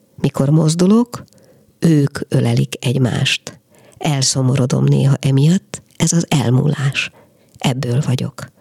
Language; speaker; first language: Hungarian; native; Hungarian